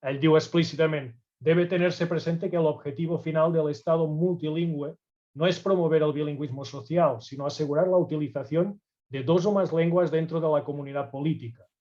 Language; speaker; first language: Spanish; non-native, local second language; Catalan